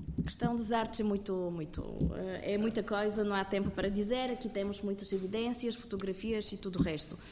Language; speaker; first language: Portuguese; non-native, fluent; Bulgarian